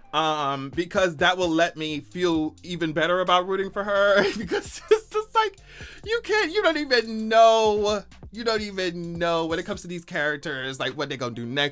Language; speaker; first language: English; native; English